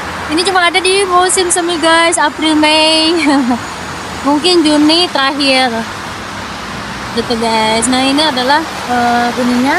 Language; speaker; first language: Indonesian; native; Indonesian